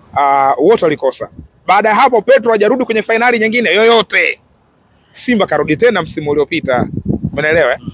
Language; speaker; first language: Swahili; native; Swahili